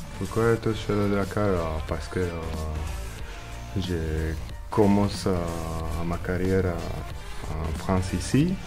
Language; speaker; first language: French; non-native, learner; Slovak